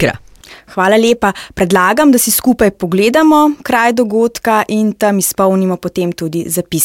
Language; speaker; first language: Slovenian; native; Slovenian